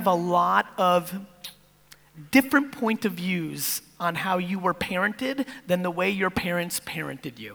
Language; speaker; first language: English; native; English